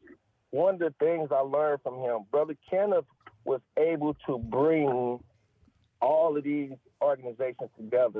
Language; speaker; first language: English; native; English